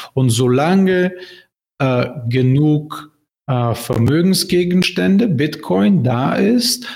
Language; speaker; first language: German; non-native, fluent; Bulgarian